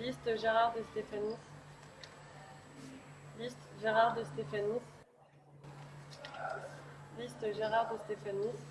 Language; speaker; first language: French; native; French